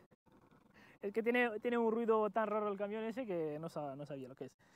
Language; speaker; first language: Spanish; non-native, fluent; Romanian